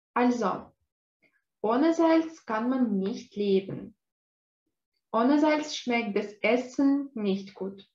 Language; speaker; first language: German; non-native, fluent; Russian